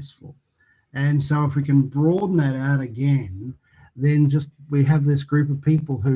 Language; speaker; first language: English; native; English